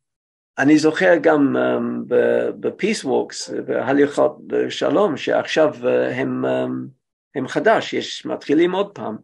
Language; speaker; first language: Hebrew; non-native, fluent; English